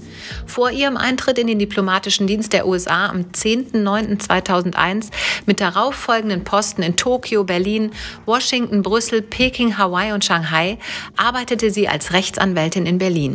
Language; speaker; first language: German; native; German